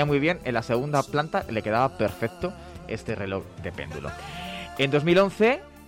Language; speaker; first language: Spanish; native; Spanish